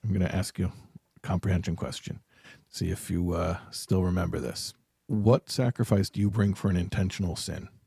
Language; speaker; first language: English; native; English